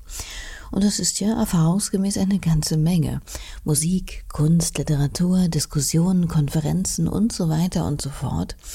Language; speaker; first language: German; native; German